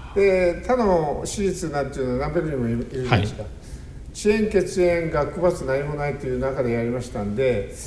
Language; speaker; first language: Japanese; native; Japanese